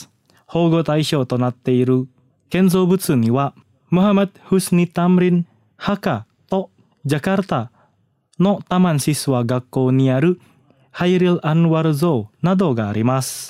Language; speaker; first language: Japanese; non-native, fluent; Indonesian